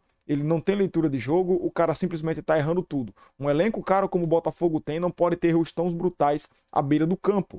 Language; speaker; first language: Portuguese; native; Portuguese